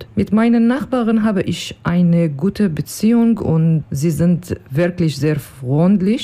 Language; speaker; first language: German; non-native, learner; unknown